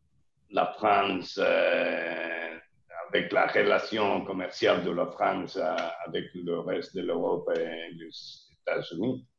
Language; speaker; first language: French; non-native, learner; Spanish